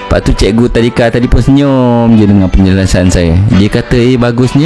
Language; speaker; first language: Malay; native; Malay